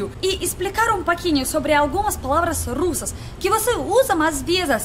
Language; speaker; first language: Portuguese; non-native, learner; Russian